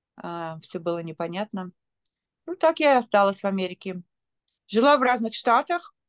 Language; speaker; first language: Russian; native; Russian